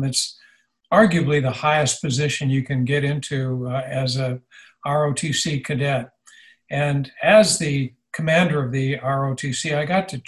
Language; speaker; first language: English; native; English